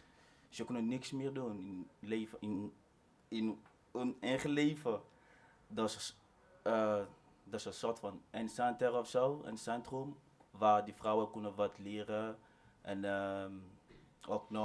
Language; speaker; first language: Dutch; non-native, learner; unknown